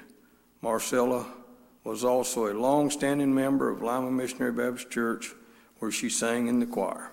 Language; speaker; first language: English; native; English